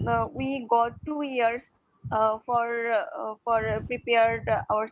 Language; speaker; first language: English; non-native, learner; Bangla